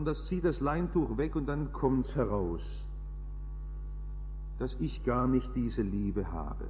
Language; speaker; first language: German; native; German